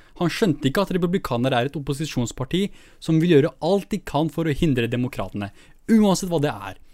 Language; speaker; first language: Norwegian; early bilingual, other home language; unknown